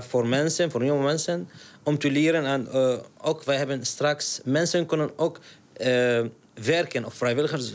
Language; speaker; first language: Dutch; non-native, learner; Arabic